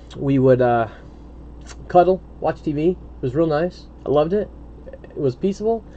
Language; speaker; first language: English; native; English